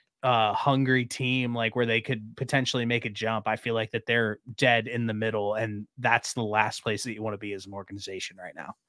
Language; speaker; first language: English; native; English